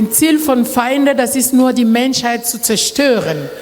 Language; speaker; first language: German; non-native, learner; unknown